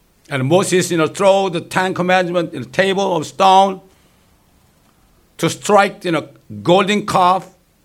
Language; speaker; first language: English; non-native, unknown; Korean